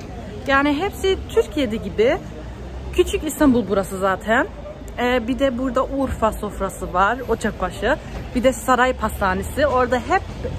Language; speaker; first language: Turkish; non-native, learner; German